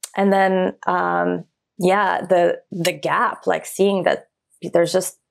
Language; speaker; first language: English; early bilingual, other home language; German